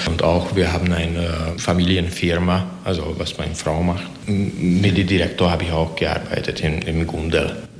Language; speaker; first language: German; non-native, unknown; Hungarian